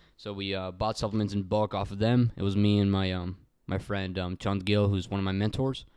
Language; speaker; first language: English; early bilingual, other home language; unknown